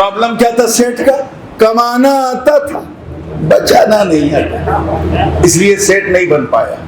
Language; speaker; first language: Urdu; native; Urdu